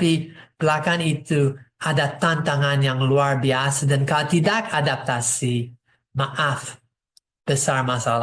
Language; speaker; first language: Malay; non-native, fluent; English